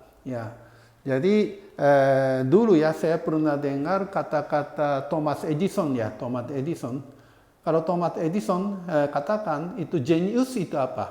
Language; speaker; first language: Indonesian; non-native, fluent; Japanese